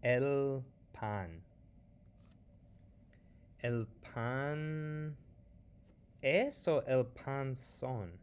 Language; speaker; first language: Spanish; non-native, fluent; English